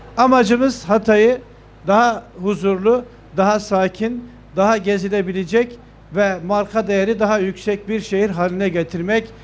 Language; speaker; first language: Turkish; native; Turkish